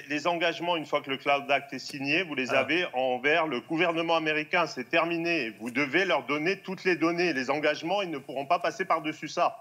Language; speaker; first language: French; native; French